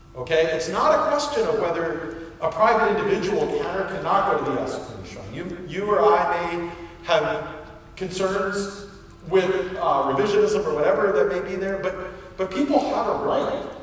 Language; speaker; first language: English; native; English